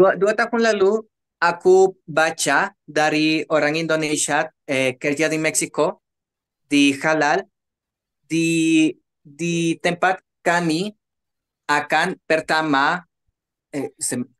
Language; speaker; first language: Indonesian; non-native, learner; Spanish